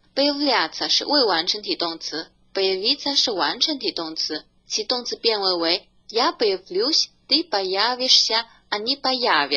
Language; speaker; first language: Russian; non-native, fluent; Chinese